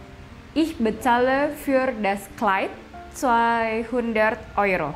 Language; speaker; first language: German; non-native, fluent; Indonesian